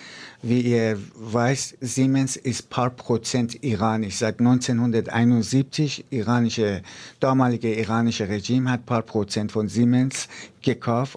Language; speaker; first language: German; non-native, fluent; Persian